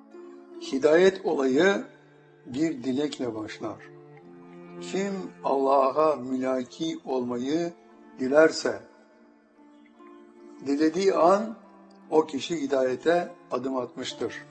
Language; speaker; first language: Turkish; native; Turkish